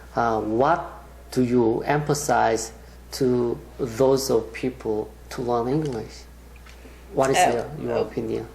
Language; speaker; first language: English; non-native, learner; Korean